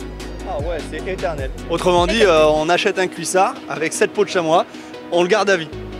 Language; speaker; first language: French; native; French